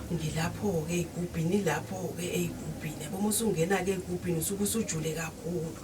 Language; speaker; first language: Zulu; non-native, local second language; Southern Sotho